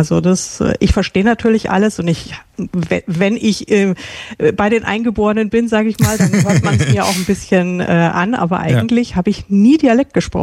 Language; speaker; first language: German; native; German